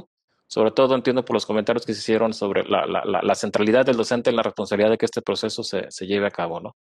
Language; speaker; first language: Spanish; native; Spanish